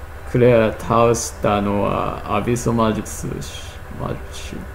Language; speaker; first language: Japanese; non-native, learner; English